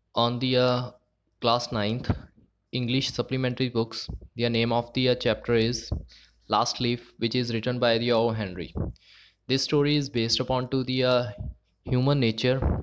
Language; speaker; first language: English; non-native, local second language; Punjabi